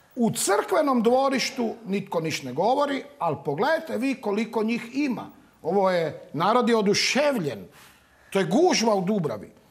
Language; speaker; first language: Croatian; native; Croatian